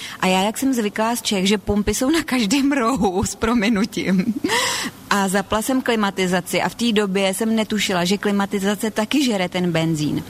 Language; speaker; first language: Czech; native; Czech